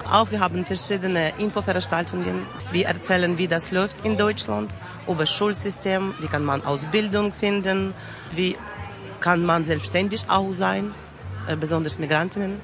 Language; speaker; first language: German; non-native, learner; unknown